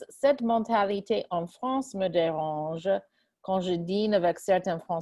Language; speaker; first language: French; non-native, fluent; English